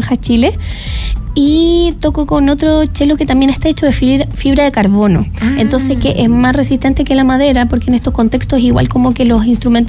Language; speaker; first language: Spanish; native; Spanish